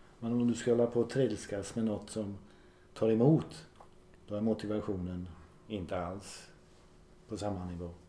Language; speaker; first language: Swedish; native; Swedish